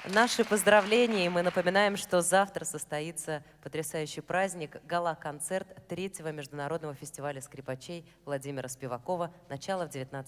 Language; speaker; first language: Russian; native; Russian